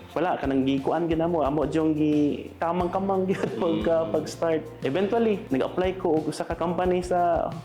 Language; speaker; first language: Cebuano; native; Cebuano